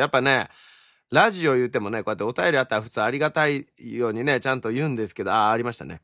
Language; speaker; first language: Japanese; native; Japanese